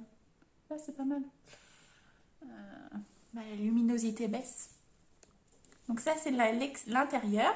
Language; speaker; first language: French; native; French